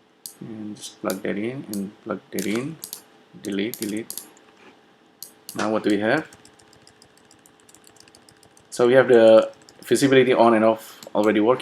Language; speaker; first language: English; non-native, fluent; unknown